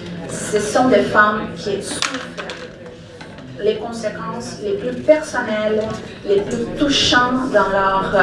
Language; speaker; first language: French; non-native, fluent; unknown